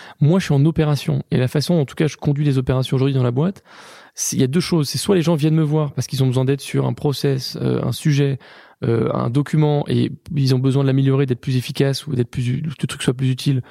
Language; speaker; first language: French; native; French